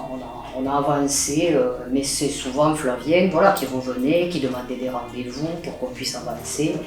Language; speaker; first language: French; native; French